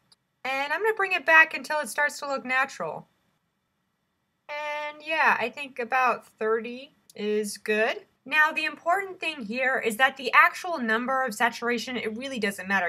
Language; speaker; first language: English; native; English